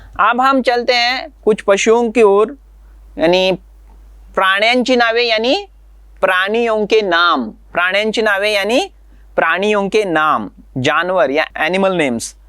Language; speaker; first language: Hindi; non-native, local second language; Marathi